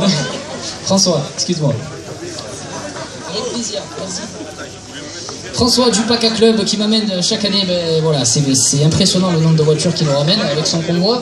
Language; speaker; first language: French; native; French